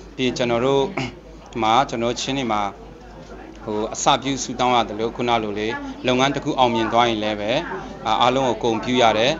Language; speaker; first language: Burmese; non-native, local second language; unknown